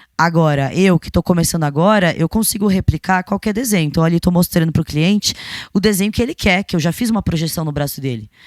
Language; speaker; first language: Portuguese; native; Portuguese